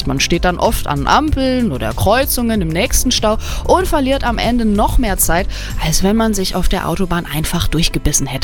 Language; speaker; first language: German; native; German